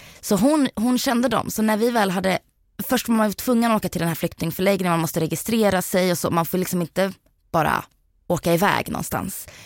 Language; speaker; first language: Swedish; early bilingual, other home language; Bosnian